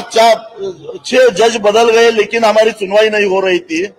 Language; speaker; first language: Hindi; non-native, local second language; Marathi